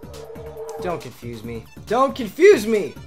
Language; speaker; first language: English; native; English